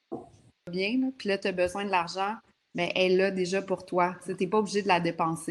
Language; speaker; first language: French; native; French